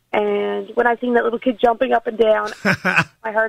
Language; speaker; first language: English; native; English